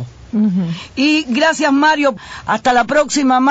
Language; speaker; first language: Spanish; native; Spanish